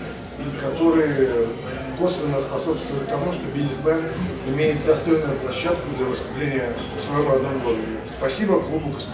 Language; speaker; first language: Russian; native; Russian